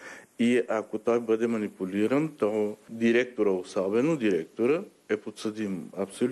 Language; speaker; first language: Bulgarian; native; Bulgarian